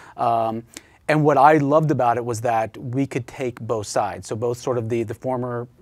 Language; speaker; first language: English; native; English